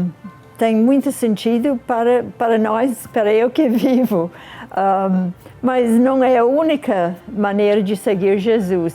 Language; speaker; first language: Portuguese; non-native, fluent; English